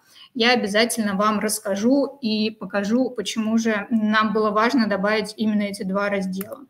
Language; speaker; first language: Russian; native; Russian